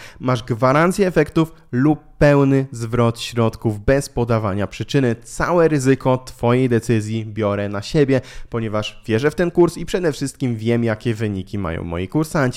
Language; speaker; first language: Polish; native; Polish